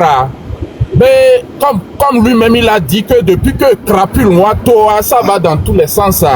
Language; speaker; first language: French; non-native, local second language; Ewe